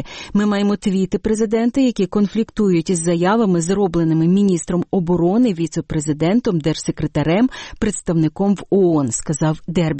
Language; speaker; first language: Ukrainian; native; Ukrainian